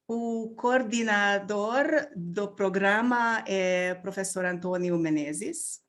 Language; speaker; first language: Portuguese; non-native, learner; Hungarian